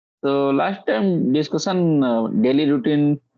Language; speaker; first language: English; non-native, learner; Hindi